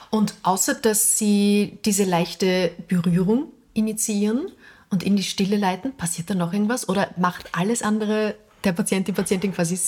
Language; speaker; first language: German; native; German